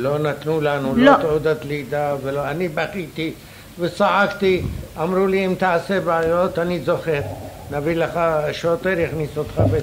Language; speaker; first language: Hebrew; non-native, fluent; Arabic